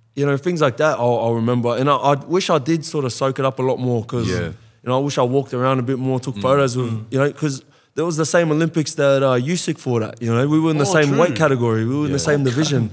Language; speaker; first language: English; native; English